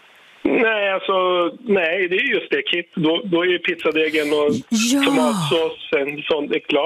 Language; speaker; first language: Swedish; native; Swedish